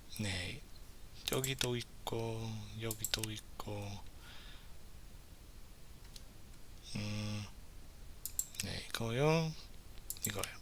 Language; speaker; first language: Korean; non-native, learner; English